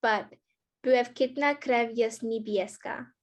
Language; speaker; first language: Polish; non-native, learner; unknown